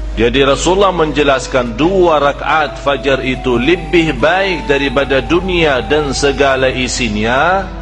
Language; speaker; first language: Malay; non-native, fluent; Arabic